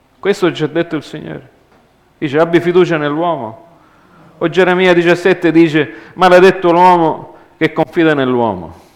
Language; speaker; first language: Italian; early bilingual, heritage; Italian